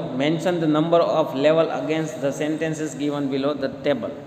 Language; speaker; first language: English; non-native, local second language; Gujarati